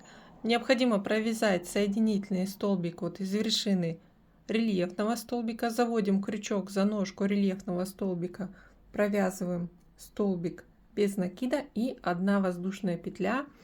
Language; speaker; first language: Russian; native; Russian